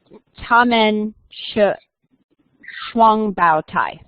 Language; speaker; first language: Chinese; non-native, fluent; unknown